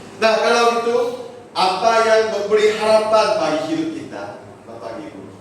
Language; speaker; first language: Indonesian; non-native, fluent; Korean